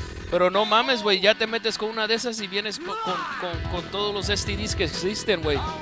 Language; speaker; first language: Spanish; early bilingual, heritage; Spanish